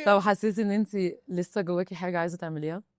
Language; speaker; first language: Arabic; native; Arabic